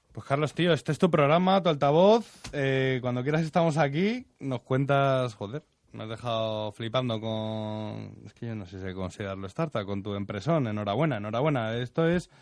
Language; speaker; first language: Spanish; native; Spanish